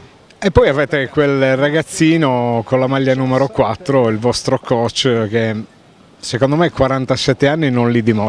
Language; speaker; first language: Italian; native; Italian